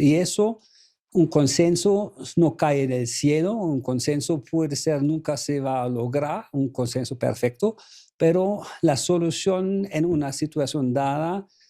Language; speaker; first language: Spanish; non-native, fluent; German